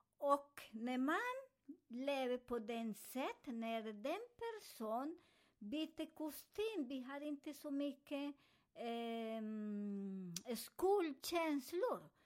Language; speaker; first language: Swedish; non-native, fluent; Spanish